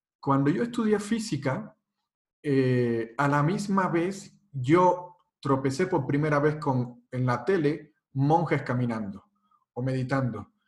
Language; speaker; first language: Spanish; native; Spanish